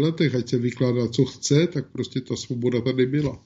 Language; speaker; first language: Czech; native; Czech